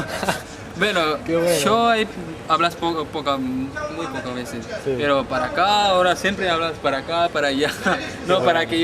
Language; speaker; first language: Spanish; non-native, learner; Punjabi